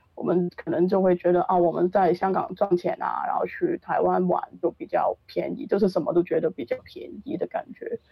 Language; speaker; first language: Chinese; non-native, local second language; Cantonese